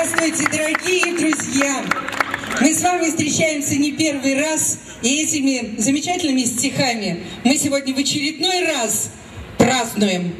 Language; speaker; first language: Russian; native; Russian